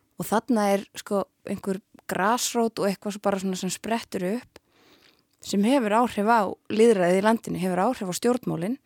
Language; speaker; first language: Icelandic; native; Icelandic